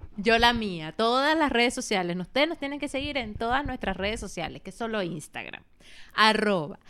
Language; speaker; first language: Spanish; native; Spanish